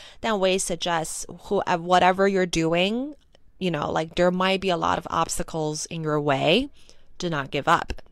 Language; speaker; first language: English; early bilingual, other home language; Chinese